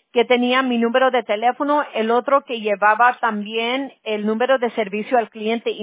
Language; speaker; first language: Spanish; early bilingual, other home language; English